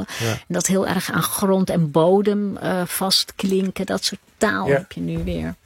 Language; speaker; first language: Dutch; native; Dutch